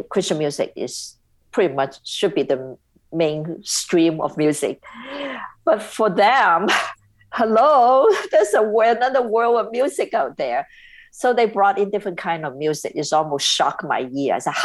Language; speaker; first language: English; non-native, local second language; Cantonese